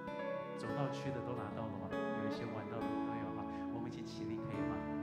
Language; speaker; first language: Chinese; native; Chinese